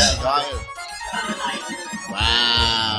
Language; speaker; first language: English; non-native, fluent; Spanish